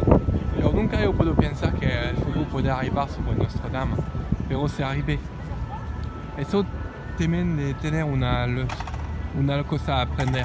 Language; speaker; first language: Spanish; non-native, learner; French